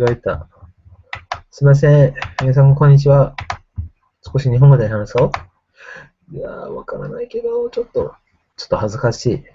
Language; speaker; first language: Japanese; non-native, learner; English